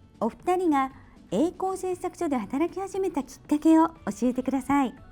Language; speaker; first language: Japanese; native; Japanese